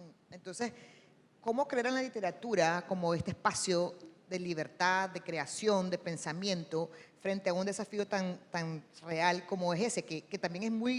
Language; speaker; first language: Spanish; native; Spanish